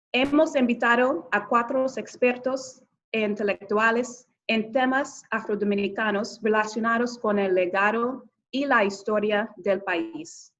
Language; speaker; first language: Spanish; non-native, fluent; English